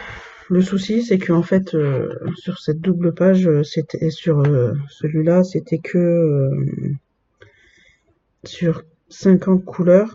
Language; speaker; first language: French; native; French